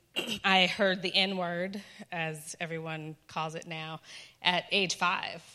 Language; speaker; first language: English; native; English